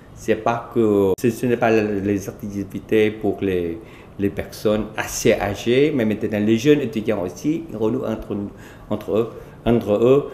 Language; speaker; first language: French; non-native, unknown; Vietnamese